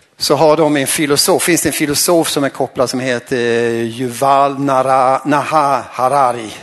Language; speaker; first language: Swedish; native; Swedish